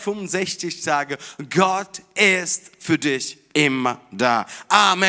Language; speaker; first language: German; non-native, fluent; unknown